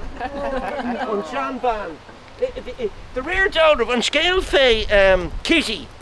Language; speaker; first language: Irish; non-native, local second language; English